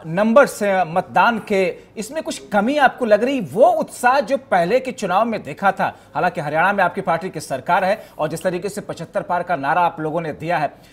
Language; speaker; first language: Hindi; native; Hindi